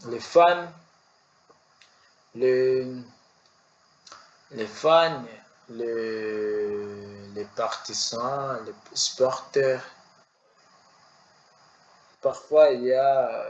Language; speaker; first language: French; non-native, learner; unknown